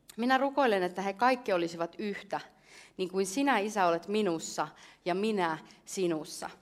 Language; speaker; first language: Finnish; native; Finnish